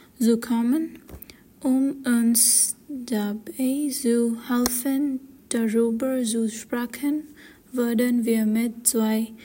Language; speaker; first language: German; non-native, learner; English